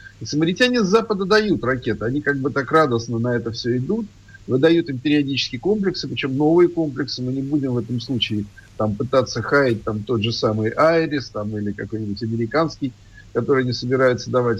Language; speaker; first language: Russian; native; Russian